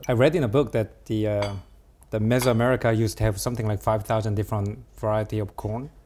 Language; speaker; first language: English; early bilingual, other home language; Korean